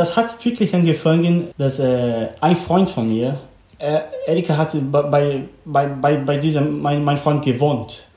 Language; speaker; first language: German; non-native, learner; Portuguese